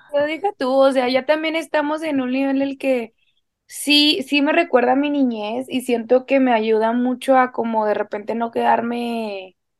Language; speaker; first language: Spanish; native; Spanish